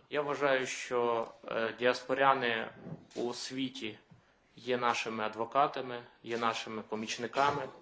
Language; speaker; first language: Ukrainian; native; Ukrainian